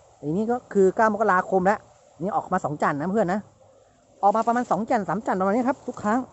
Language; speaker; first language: Thai; native; Thai